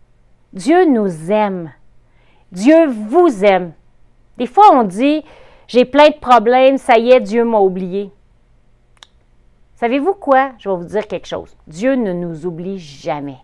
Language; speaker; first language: French; native; French